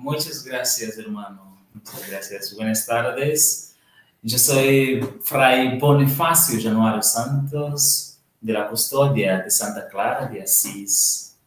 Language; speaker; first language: Spanish; non-native, learner; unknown